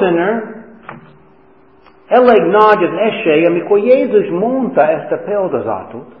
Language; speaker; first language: Hungarian; non-native, fluent; English